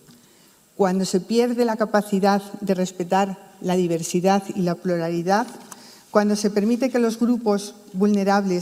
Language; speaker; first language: Spanish; native; Spanish